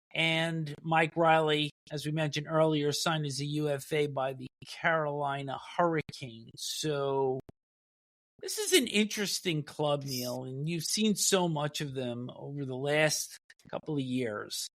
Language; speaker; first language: English; native; English